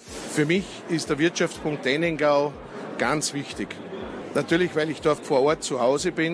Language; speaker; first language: German; native; German